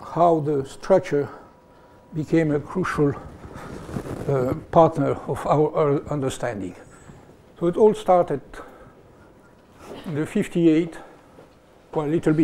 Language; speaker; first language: English; non-native, fluent; French